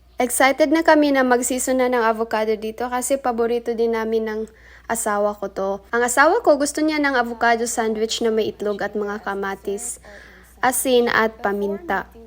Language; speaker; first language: Filipino; non-native, local second language; Cebuano